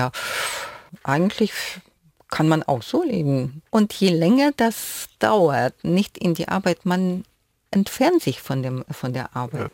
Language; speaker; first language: German; non-native, fluent; Ukrainian